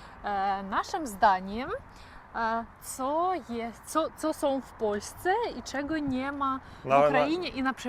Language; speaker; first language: Polish; non-native, learner; Ukrainian